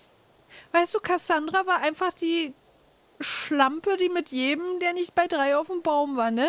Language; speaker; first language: German; native; German